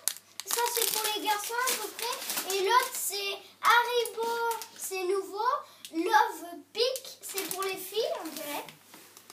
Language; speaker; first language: French; non-native, learner; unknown